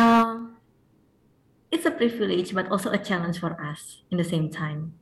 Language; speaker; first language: English; non-native, fluent; Indonesian